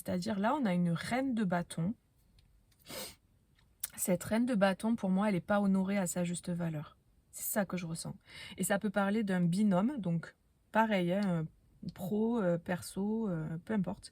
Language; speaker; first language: French; native; French